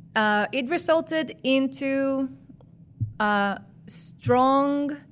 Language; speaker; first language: English; non-native, fluent; Spanish